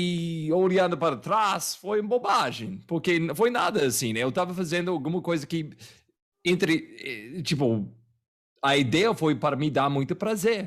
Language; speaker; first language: Portuguese; non-native, fluent; English